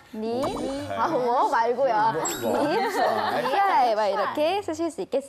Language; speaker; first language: Korean; native; Korean